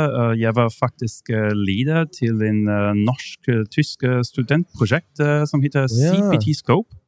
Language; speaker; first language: Norwegian; non-native, fluent; German